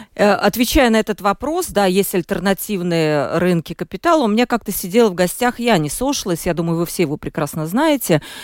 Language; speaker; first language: Russian; native; Russian